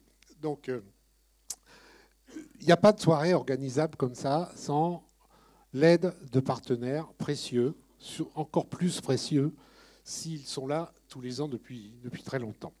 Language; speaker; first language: French; native; French